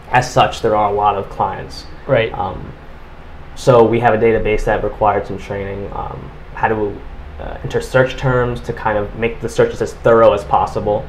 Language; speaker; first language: English; native; English